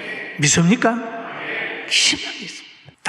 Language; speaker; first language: Korean; native; Korean